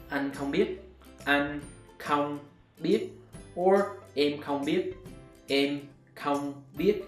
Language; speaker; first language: Vietnamese; non-native, learner; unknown